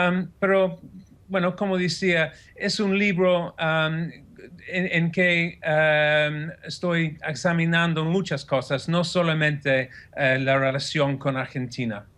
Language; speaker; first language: Spanish; non-native, fluent; English